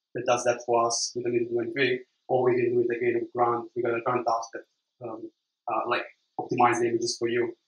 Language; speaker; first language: English; non-native, fluent; Italian